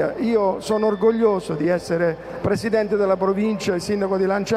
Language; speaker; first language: Italian; native; Italian